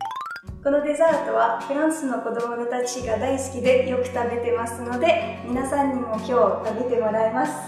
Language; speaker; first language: Japanese; non-native, fluent; French